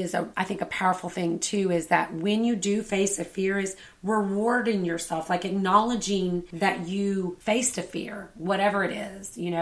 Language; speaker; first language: English; native; English